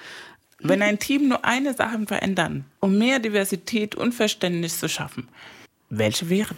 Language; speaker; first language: German; non-native, fluent; Spanish